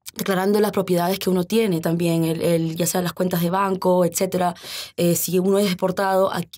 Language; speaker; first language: Spanish; early bilingual, heritage; Spanish